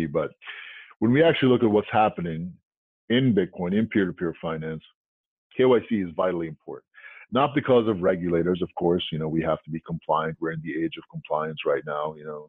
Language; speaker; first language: English; native; English